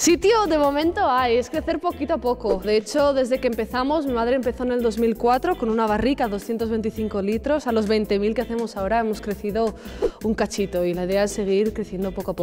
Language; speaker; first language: Spanish; native; Spanish